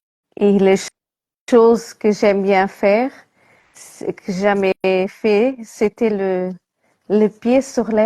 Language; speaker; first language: French; non-native, learner; Portuguese